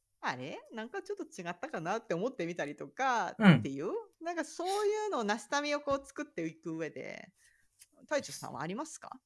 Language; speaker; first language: Japanese; native; Japanese